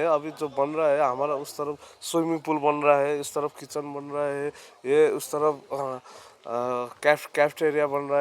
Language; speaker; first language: Hindi; non-native, local second language; Nepali